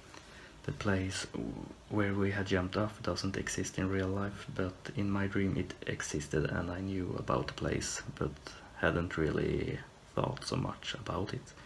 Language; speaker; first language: English; non-native, fluent; Swedish